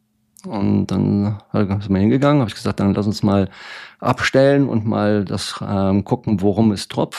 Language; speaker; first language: German; native; German